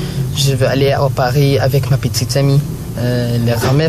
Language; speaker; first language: French; non-native, learner; Filipino